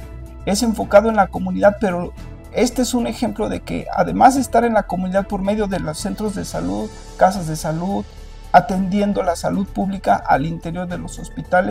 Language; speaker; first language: Spanish; native; Spanish